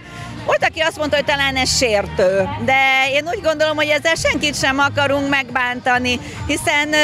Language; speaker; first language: Hungarian; native; Hungarian